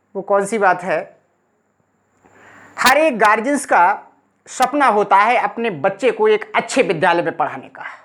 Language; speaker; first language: Hindi; native; Hindi